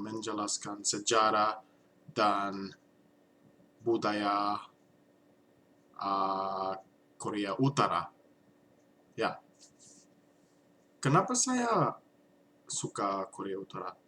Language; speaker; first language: Indonesian; non-native, learner; English